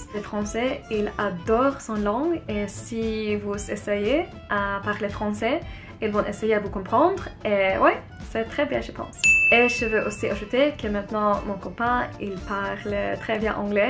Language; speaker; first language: French; non-native, learner; Swedish